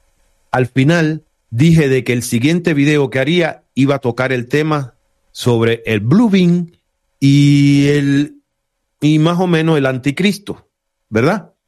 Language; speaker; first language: Spanish; native; Spanish